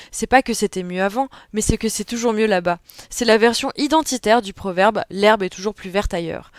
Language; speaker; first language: French; native; French